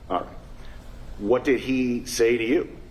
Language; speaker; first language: English; native; English